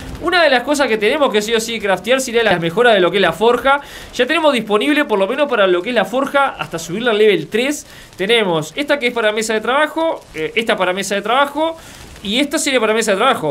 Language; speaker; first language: Spanish; native; Spanish